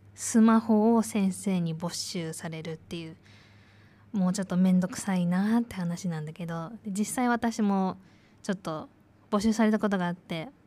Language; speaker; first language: Japanese; native; Japanese